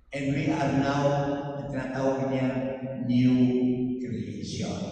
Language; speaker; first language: English; non-native, local second language; Filipino